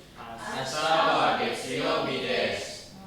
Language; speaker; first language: Japanese; non-native, learner; Indonesian